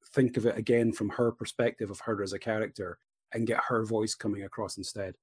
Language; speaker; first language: English; native; English